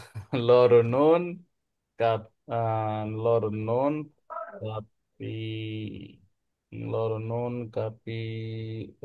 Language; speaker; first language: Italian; non-native, learner; Bangla